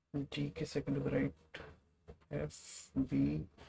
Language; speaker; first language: English; non-native, local second language; Hindi